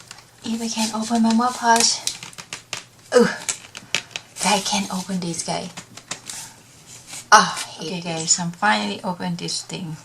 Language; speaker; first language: English; non-native, learner; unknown